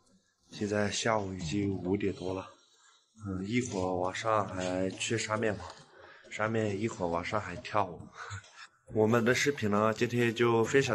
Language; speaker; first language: Chinese; non-native, local second language; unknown